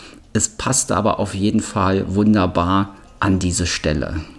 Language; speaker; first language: German; native; German